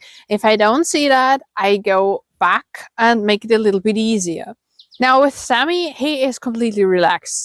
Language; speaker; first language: English; non-native, fluent; German